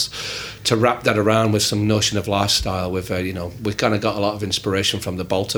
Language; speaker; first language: English; native; English